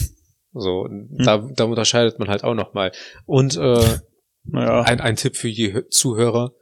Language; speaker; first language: German; native; German